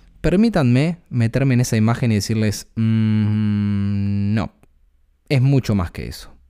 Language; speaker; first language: Spanish; native; Spanish